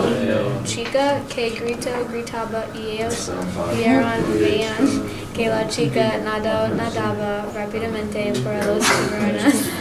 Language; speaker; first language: Spanish; non-native, learner; English